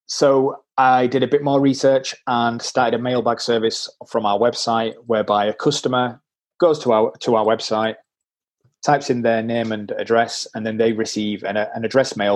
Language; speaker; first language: English; native; English